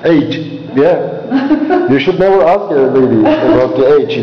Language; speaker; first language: English; non-native, fluent; Turkish